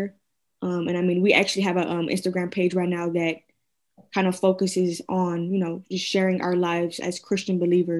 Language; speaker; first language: English; native; English